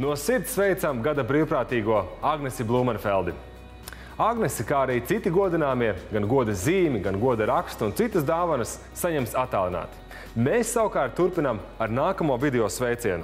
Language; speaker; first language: Latvian; native; Latvian